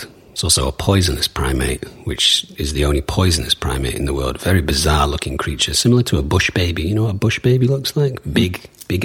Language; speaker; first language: English; native; English